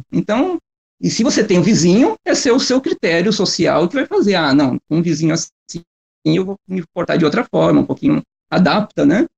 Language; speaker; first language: Portuguese; native; Portuguese